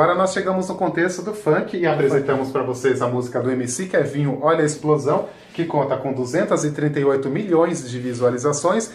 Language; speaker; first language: Portuguese; native; Portuguese